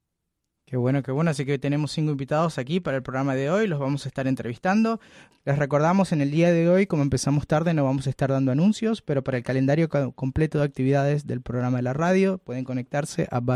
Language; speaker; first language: Spanish; native; Spanish